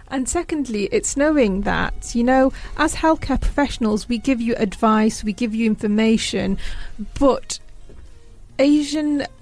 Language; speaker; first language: English; early bilingual, other home language; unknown